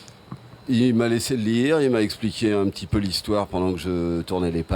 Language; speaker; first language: French; native; French